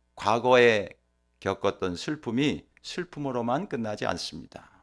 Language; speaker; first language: Korean; native; Korean